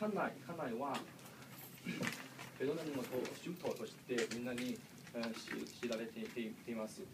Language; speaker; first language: Japanese; non-native, learner; Vietnamese